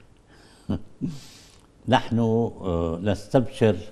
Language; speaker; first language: Arabic; native; Arabic